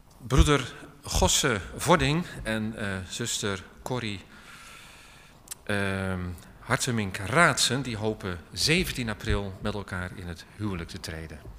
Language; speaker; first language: Dutch; native; Dutch